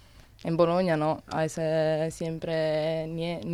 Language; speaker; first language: Spanish; non-native, learner; Italian